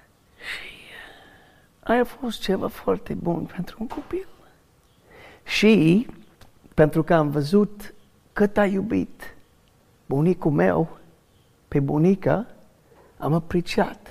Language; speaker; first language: Romanian; non-native, learner; English